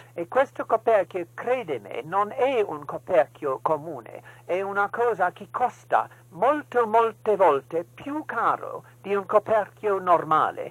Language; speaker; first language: Italian; non-native, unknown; English